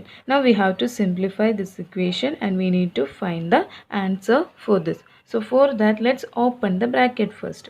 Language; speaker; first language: English; non-native, local second language; Malayalam